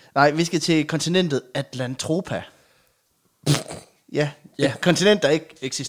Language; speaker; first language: Danish; native; Danish